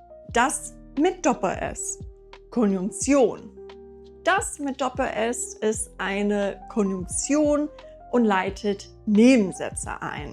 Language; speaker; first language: German; non-native, fluent; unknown